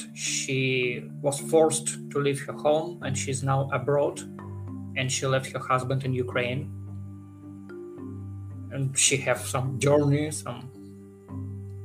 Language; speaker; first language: English; non-native, fluent; Ukrainian